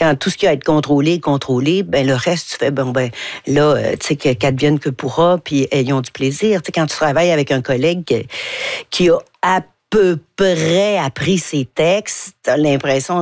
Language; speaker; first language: French; native; French